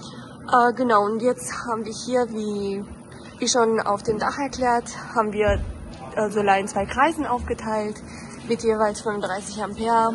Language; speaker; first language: German; native; German